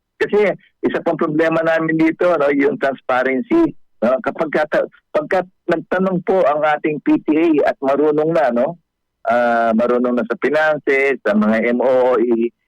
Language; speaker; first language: Filipino; native; Filipino